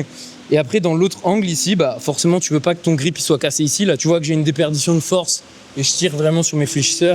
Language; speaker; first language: French; native; French